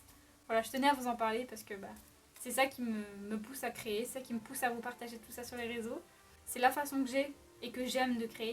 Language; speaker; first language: French; native; French